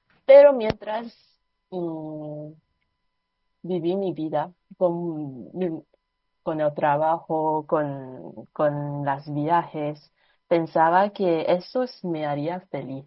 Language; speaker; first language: Spanish; non-native, fluent; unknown